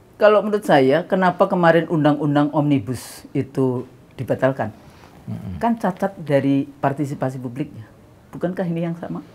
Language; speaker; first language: Indonesian; native; Indonesian